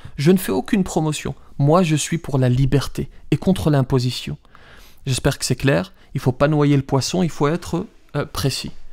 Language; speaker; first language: French; early bilingual, other home language; Riffian